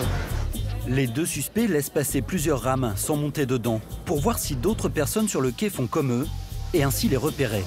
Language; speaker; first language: French; native; French